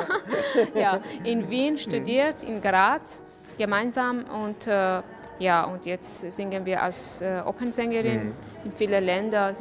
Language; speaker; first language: German; non-native, fluent; Persian